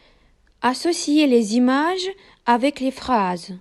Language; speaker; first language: French; non-native, fluent; Ukrainian